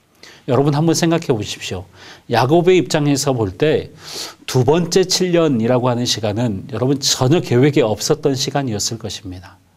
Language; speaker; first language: Korean; native; Korean